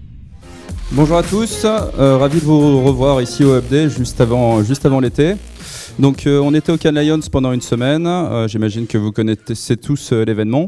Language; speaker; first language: French; native; French